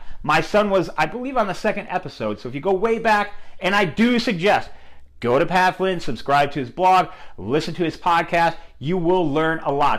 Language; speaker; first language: English; native; English